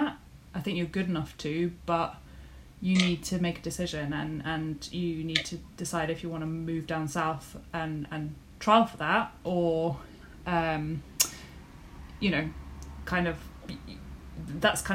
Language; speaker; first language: English; native; English